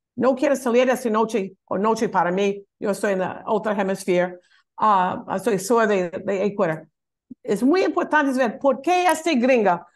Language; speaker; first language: Spanish; non-native, learner; English